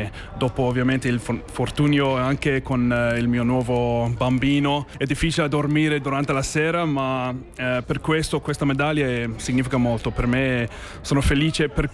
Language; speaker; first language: Italian; non-native, fluent; English